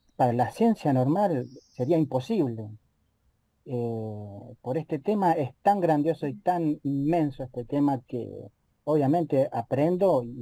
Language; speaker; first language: Spanish; native; Spanish